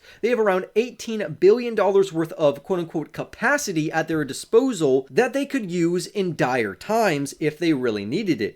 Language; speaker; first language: English; native; English